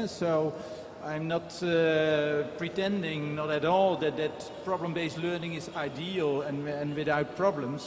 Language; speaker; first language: English; non-native, fluent; Dutch